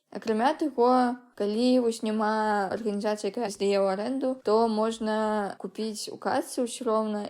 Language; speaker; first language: Belarusian; non-native, local second language; Russian